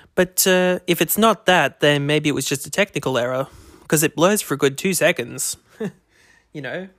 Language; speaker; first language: English; native; English